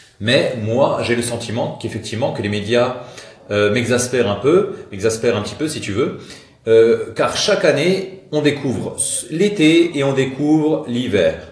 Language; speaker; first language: French; native; French